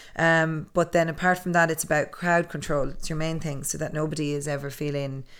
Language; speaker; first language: English; native; English